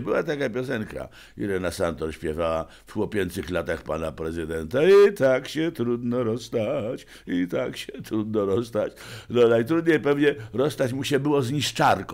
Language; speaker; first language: Polish; native; Polish